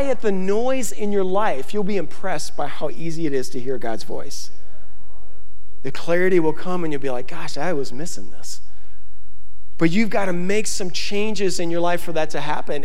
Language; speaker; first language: English; native; English